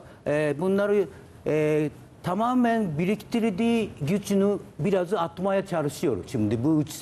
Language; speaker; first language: Turkish; non-native, learner; Japanese